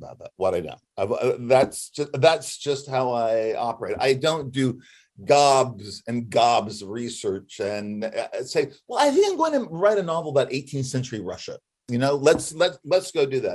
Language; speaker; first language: English; native; English